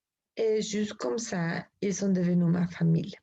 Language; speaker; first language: French; non-native, learner; Spanish